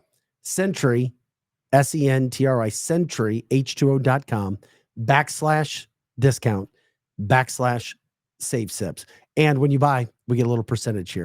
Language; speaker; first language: English; native; English